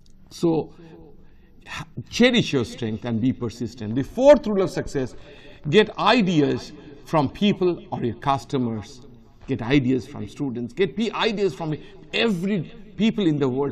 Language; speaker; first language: English; non-native, local second language; Bangla